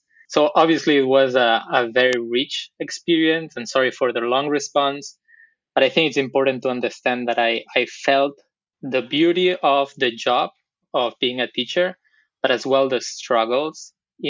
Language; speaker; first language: English; non-native, fluent; Spanish